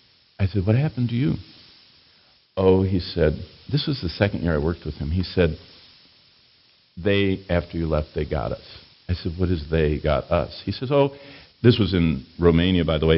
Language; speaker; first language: English; native; English